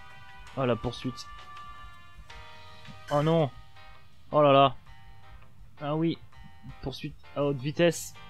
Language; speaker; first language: French; native; French